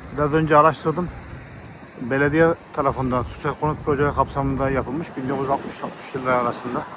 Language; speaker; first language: Turkish; native; Turkish